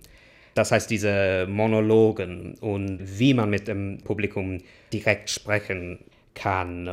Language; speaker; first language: German; non-native, fluent; English